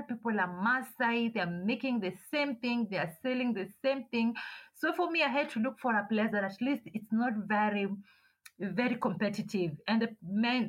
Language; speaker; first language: English; non-native, local second language; Masai